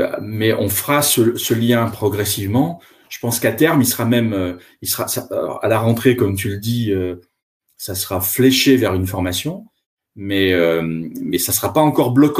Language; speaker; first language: French; native; French